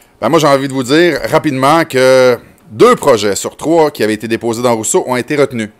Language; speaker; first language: French; native; French